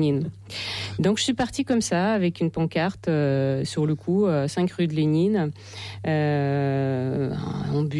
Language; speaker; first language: French; non-native, fluent; Russian